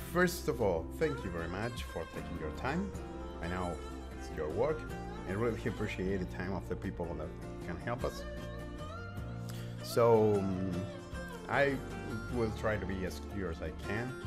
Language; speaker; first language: English; non-native, fluent; Spanish